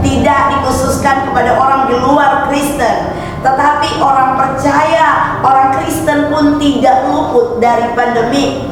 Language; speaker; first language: Indonesian; native; Indonesian